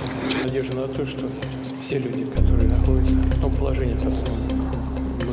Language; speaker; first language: Russian; native; Russian